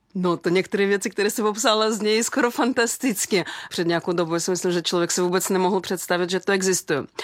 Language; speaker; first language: Czech; non-native, fluent; Russian